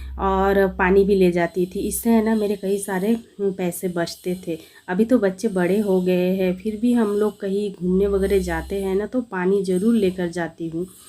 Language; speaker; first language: Hindi; non-native, local second language; Bangla